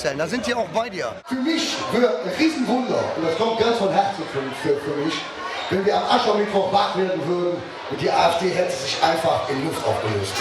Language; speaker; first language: German; native; German